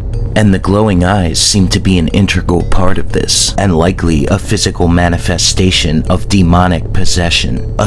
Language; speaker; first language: English; native; English